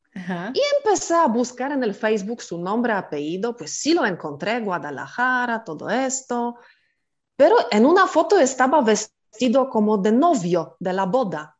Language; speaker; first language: Spanish; non-native, fluent; Polish